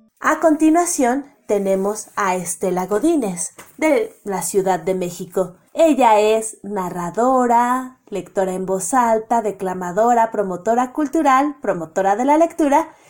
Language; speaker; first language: Spanish; native; Spanish